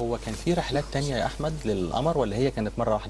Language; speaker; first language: Arabic; native; Arabic